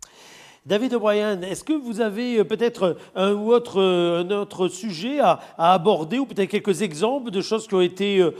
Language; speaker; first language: French; native; French